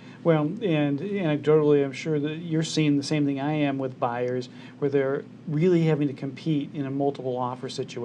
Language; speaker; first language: English; native; English